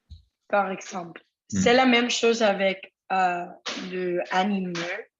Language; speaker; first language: French; non-native, learner; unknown